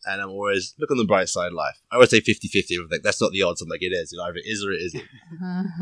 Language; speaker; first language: English; native; English